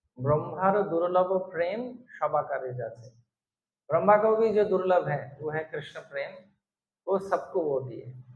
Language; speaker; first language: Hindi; non-native, local second language; Bangla